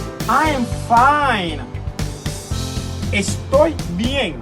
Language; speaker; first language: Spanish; non-native, fluent; Haitian Creole